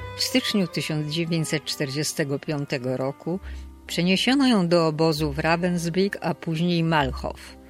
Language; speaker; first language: Polish; native; Polish